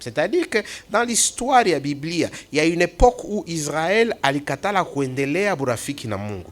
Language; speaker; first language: French; non-native, local second language; Swahili